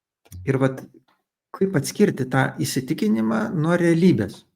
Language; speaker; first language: Lithuanian; native; Lithuanian